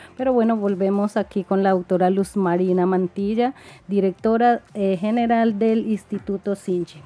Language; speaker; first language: Spanish; non-native, local second language; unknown